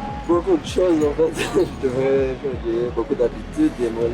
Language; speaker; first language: French; non-native, local second language; Malagasy